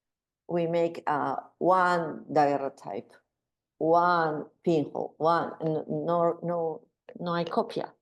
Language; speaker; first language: English; non-native, learner; Spanish